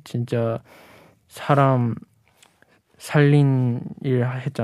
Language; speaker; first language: Korean; non-native, fluent; Chinese